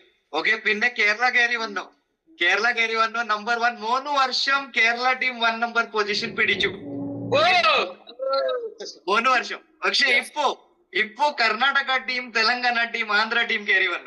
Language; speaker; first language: Malayalam; non-native, fluent; Hindi